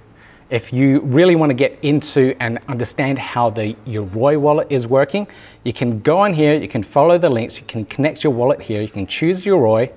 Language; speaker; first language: English; native; English